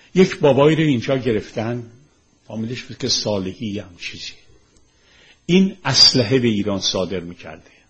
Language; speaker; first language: Persian; native; Persian